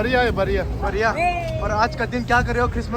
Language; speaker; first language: Hindi; non-native, local second language; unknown